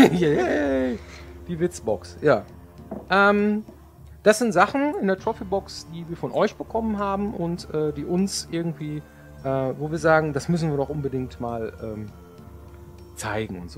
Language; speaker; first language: German; native; German